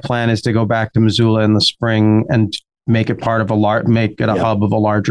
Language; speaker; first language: English; native; English